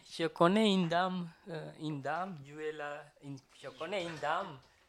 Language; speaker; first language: French; non-native, learner; Tamil